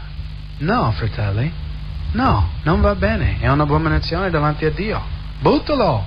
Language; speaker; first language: Italian; non-native, fluent; English